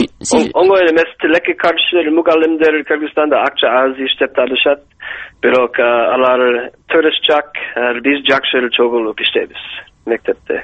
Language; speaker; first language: Kyrgyz; non-native, learner; English